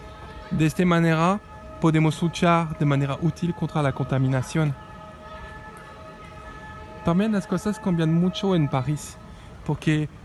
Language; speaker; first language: Spanish; non-native, fluent; French